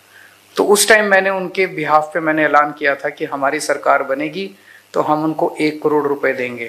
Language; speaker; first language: Hindi; native; Hindi